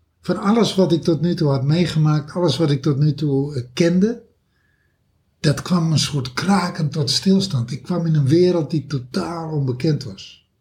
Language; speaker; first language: Dutch; early bilingual, other home language; German